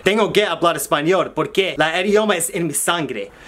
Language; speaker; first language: Spanish; early bilingual, other home language; English